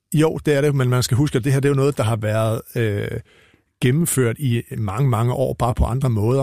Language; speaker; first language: Danish; native; Danish